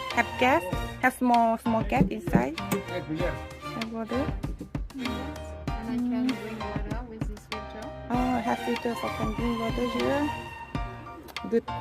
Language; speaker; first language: English; non-native, learner; Thai